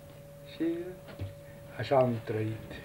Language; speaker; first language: Romanian; non-native, local second language; Hungarian